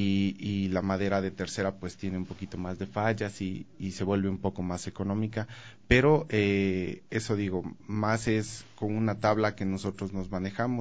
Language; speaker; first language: Spanish; native; Spanish